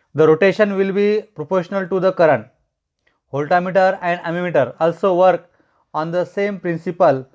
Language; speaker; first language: English; non-native, local second language; Marathi